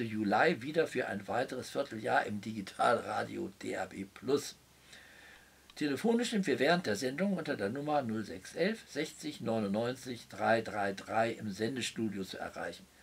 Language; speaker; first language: German; native; German